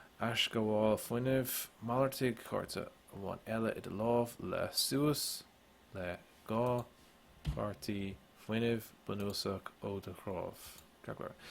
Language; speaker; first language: Irish; non-native, local second language; English